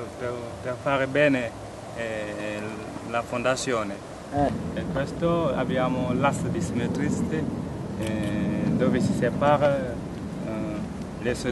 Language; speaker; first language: Italian; non-native, learner; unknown